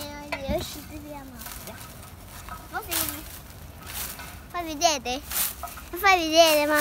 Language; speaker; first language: Italian; early bilingual, other home language; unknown